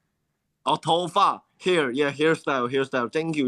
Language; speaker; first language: English; non-native, learner; Chinese